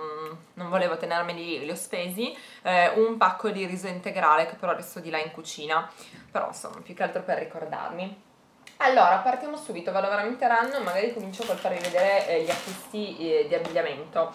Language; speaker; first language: Italian; native; Italian